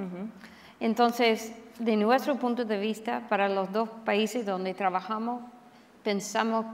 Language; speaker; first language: Spanish; non-native, fluent; English